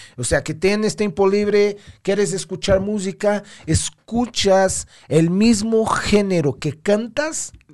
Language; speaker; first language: Spanish; non-native, fluent; Portuguese